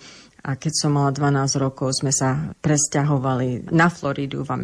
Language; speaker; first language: Slovak; early bilingual, heritage; Slovak